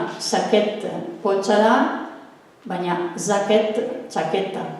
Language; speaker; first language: Basque; non-native, fluent; Italian